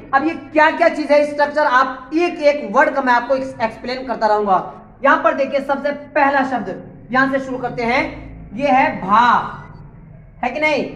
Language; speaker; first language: Hindi; native; Hindi